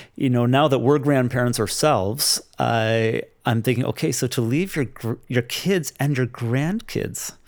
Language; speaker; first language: English; native; English